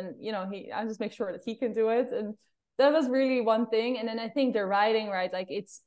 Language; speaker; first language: English; non-native, fluent; Dutch